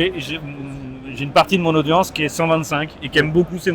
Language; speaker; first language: French; native; French